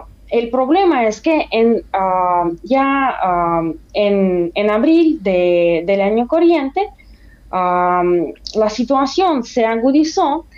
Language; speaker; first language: Spanish; non-native, fluent; Russian